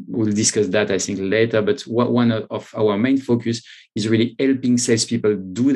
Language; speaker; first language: English; non-native, fluent; French